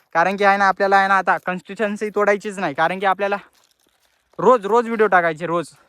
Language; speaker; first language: Marathi; non-native, local second language; Lambadi